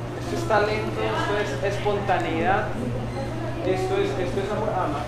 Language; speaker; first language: Spanish; native; Spanish